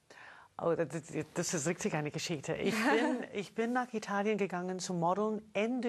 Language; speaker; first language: German; non-native, fluent; English